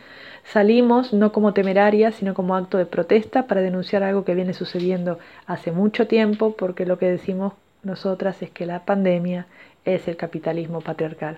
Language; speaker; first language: Spanish; native; Spanish